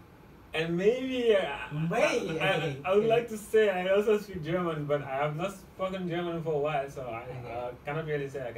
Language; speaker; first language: English; non-native, fluent; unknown